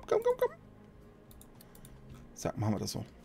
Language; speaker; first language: German; native; German